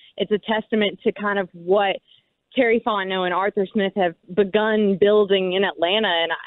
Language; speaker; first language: English; native; English